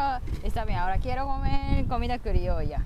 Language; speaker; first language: Spanish; non-native, learner; Japanese